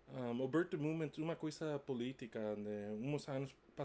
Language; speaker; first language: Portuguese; non-native, learner; English